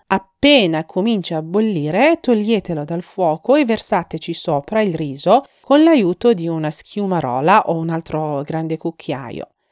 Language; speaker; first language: Italian; non-native, fluent; Persian